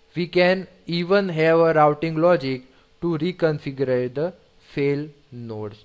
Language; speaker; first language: English; non-native, local second language; Gujarati